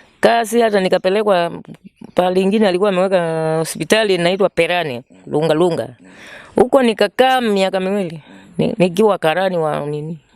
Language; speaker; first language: Swahili; non-native, local second language; Kamba